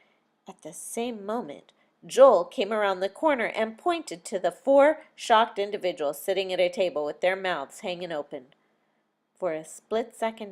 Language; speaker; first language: English; native; English